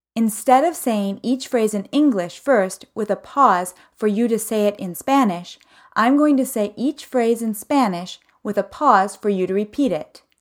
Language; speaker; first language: English; native; English